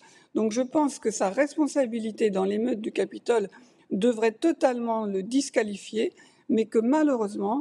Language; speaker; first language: French; native; French